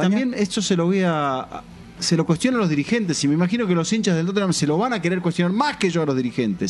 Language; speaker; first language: Spanish; native; Spanish